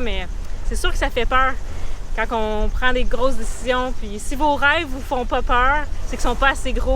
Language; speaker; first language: French; native; French